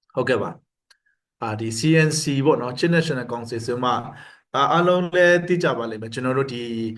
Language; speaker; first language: Burmese; non-native, local second language; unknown